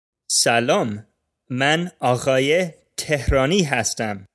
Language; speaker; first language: Persian; non-native, learner; English